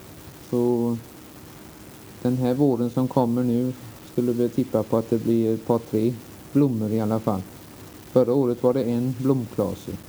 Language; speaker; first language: Swedish; native; Swedish